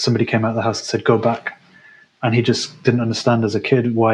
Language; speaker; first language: English; native; English